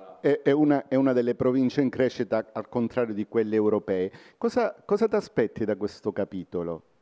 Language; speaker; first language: Italian; native; Italian